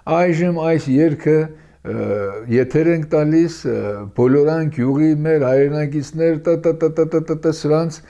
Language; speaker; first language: Armenian; early bilingual, heritage; Armenian